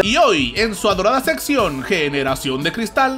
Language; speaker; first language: Spanish; native; Spanish